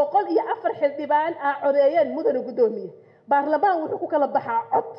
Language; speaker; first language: Somali; native; Somali